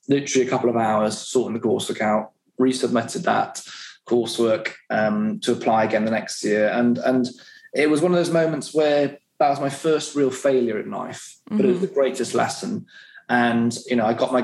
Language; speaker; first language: English; native; English